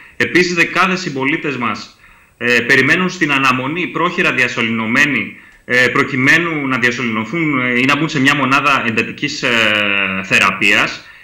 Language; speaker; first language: Greek; native; Greek